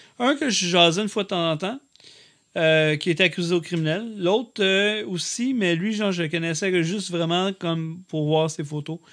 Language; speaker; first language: French; native; French